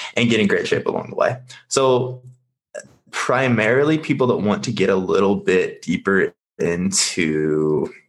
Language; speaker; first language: English; native; English